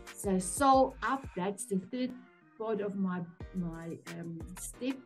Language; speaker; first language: English; non-native, local second language; Afrikaans